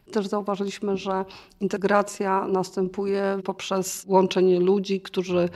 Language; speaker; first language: Polish; native; Polish